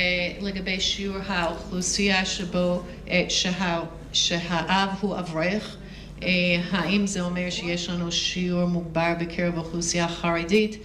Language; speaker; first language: Hebrew; non-native, fluent; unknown